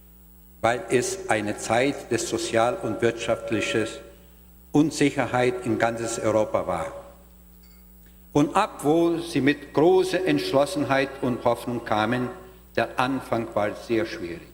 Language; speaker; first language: German; non-native, learner; Portuguese